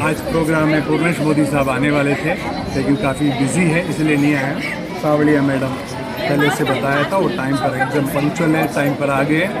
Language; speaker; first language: Hindi; non-native, local second language; Gujarati